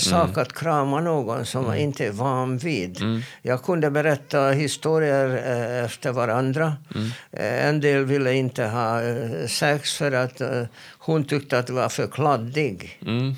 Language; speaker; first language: Swedish; non-native, fluent; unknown